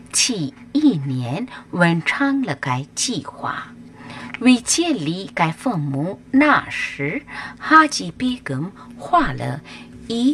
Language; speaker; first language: Chinese; non-native, fluent; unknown